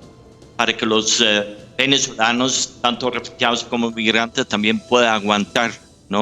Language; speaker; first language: Spanish; non-native, fluent; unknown